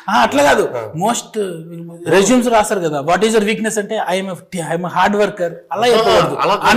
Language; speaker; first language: Telugu; native; Telugu